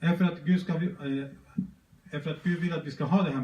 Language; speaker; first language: Swedish; early bilingual, other home language; Spanish